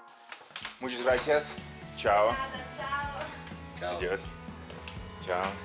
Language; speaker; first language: Spanish; non-native, learner; Russian